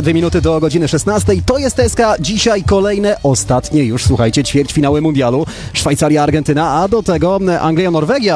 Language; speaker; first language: Polish; native; Polish